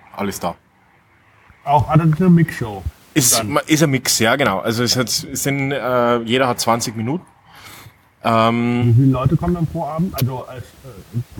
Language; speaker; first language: German; native; German